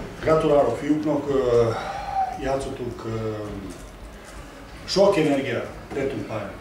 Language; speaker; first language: Hungarian; non-native, learner; Serbian